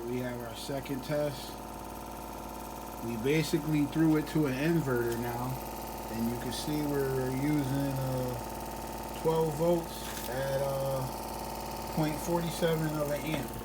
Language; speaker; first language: English; native; English